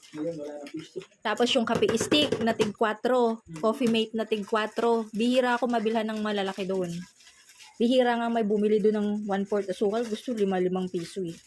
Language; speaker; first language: Filipino; native; Filipino